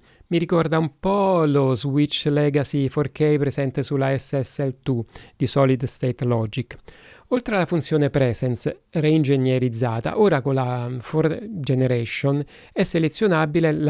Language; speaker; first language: Italian; native; Italian